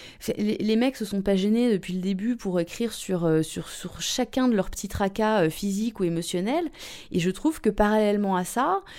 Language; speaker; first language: French; native; French